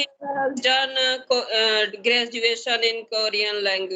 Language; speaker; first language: English; non-native, learner; Hindi